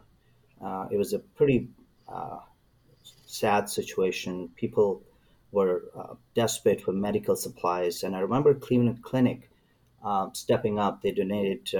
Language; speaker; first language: English; non-native, local second language; Urdu